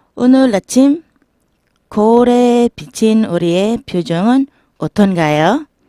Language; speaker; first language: Korean; non-native, learner; Filipino